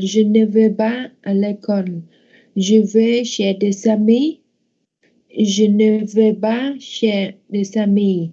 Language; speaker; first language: French; non-native, learner; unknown